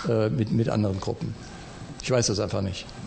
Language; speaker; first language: German; native; German